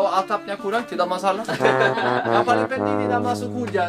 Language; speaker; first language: Indonesian; non-native, fluent; Norwegian